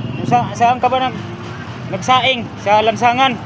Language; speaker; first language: Filipino; non-native, local second language; Cebuano